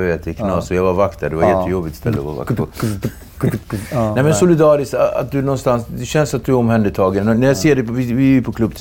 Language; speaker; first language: Swedish; native; Swedish